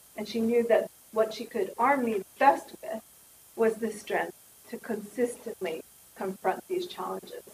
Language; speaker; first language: English; native; English